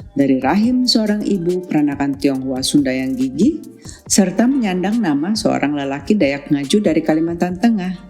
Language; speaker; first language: Indonesian; native; Indonesian